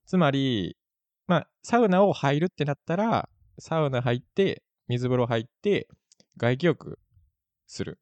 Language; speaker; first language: Japanese; native; Japanese